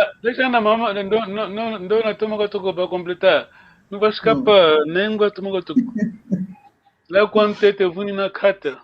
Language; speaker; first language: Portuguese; non-native, local second language; Kongo